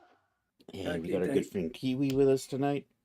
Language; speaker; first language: English; native; English